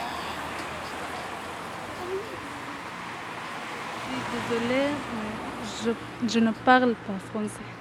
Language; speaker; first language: French; non-native, learner; Arabic